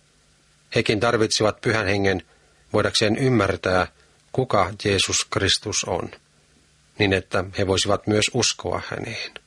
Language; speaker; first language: Finnish; native; Finnish